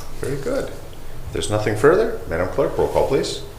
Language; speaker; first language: English; native; English